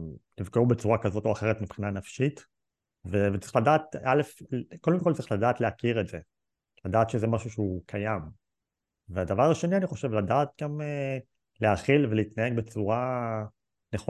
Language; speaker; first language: Hebrew; native; Hebrew